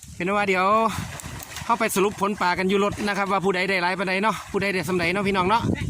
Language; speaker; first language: Thai; native; Thai